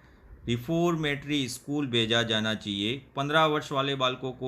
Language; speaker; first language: Hindi; native; Hindi